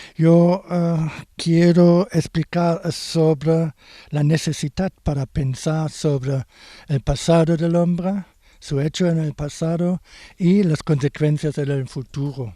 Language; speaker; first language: Spanish; non-native, fluent; German